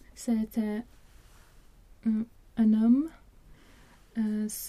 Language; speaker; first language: French; non-native, learner; Latvian